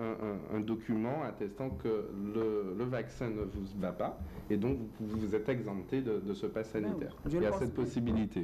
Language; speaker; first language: French; native; French